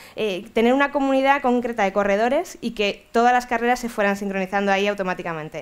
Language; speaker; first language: Spanish; native; Spanish